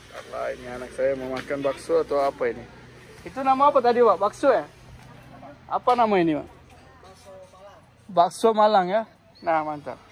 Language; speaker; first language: Indonesian; early bilingual, heritage; Arabic